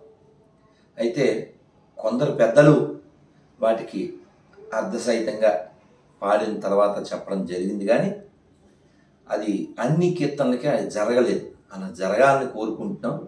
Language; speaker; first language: Telugu; native; Telugu